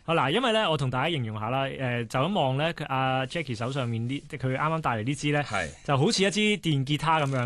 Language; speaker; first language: Cantonese; native; Cantonese